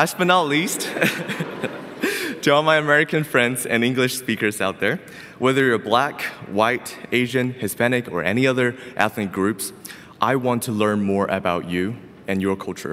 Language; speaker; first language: English; non-native, fluent; Chinese